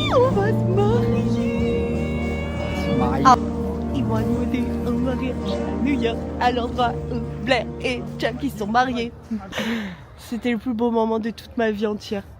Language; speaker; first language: French; native; French